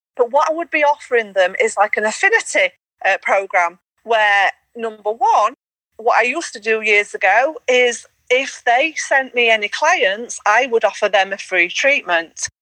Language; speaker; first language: English; native; English